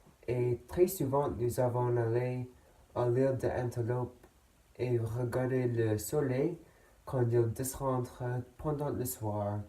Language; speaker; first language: French; non-native, learner; English